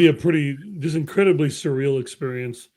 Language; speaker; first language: English; native; English